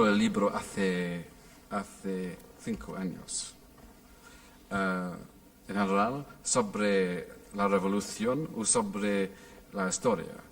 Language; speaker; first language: Spanish; non-native, fluent; English